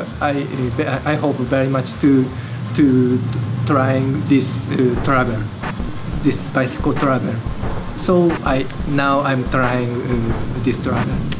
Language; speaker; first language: English; non-native, learner; Japanese